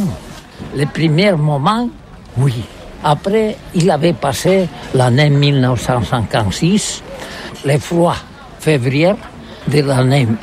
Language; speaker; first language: French; non-native, learner; Catalan